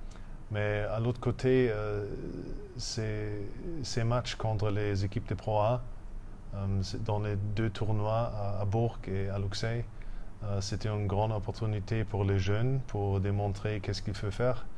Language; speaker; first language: French; non-native, fluent; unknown